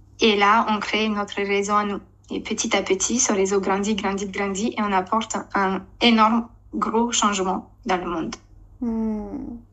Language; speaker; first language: French; non-native, fluent; Romanian